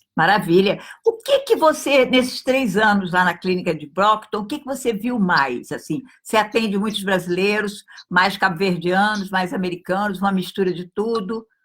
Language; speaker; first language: Portuguese; native; Portuguese